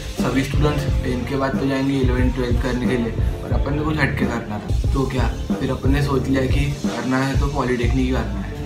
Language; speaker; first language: Hindi; non-native, local second language; Marathi